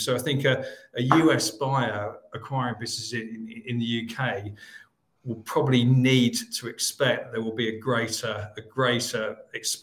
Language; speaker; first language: English; native; English